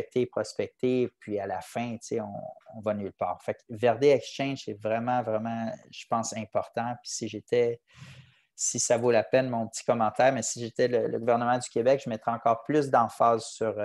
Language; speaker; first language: French; native; French